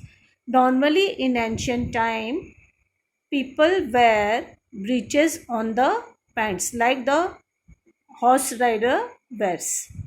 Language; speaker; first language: English; non-native, local second language; Hindi